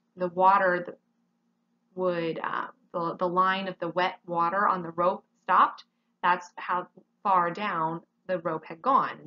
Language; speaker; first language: English; native; English